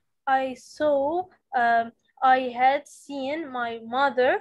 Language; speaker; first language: English; non-native, fluent; Arabic